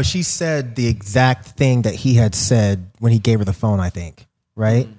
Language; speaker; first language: English; native; English